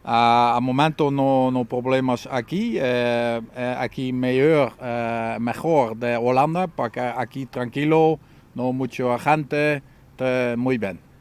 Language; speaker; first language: Spanish; non-native, learner; Dutch